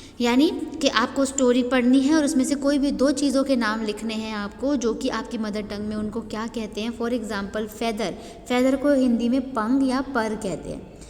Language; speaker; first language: Hindi; native; Hindi